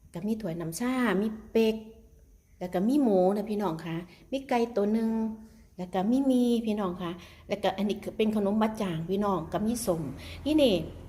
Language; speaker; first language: Thai; native; Thai